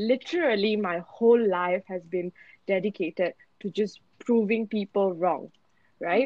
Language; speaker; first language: English; native; English